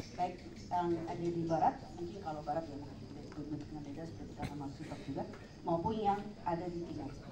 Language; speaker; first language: Indonesian; non-native, fluent; Japanese